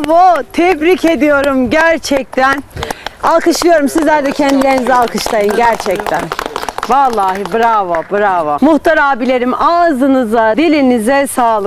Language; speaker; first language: Turkish; native; Turkish